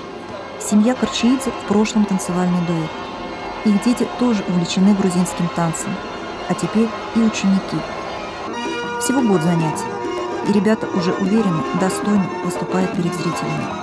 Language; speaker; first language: Russian; native; Russian